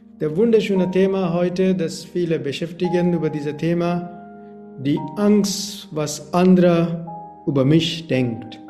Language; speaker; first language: German; non-native, learner; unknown